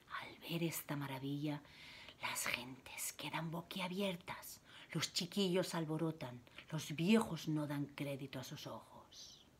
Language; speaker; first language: Spanish; native; Spanish